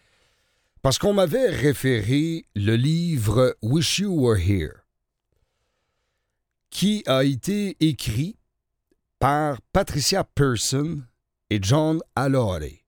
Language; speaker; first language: French; native; French